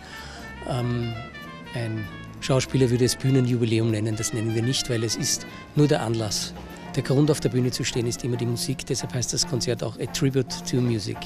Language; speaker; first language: German; native; German